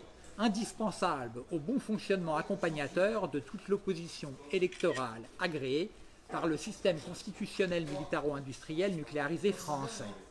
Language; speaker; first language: French; native; French